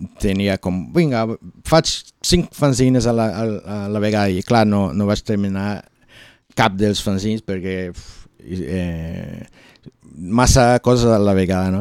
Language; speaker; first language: Catalan; non-native, learner; Portuguese